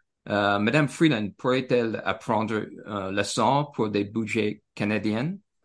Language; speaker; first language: French; non-native, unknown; English